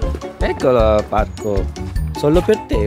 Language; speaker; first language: Italian; non-native, learner; Filipino